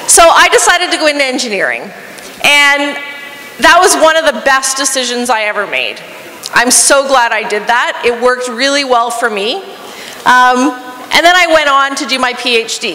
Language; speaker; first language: English; native; English